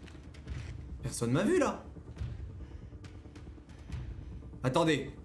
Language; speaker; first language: French; native; French